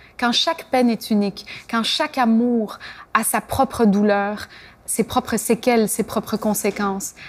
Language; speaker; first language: French; native; French